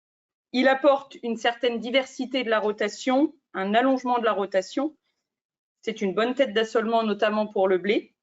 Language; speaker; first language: French; native; French